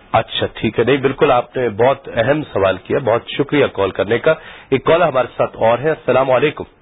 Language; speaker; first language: Urdu; native; Urdu